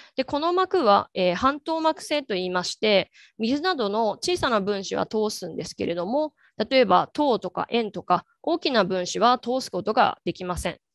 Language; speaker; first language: Japanese; native; Japanese